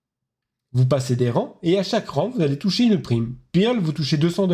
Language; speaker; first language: French; native; French